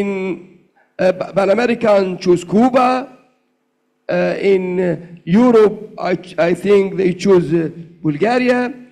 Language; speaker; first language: English; non-native, learner; Arabic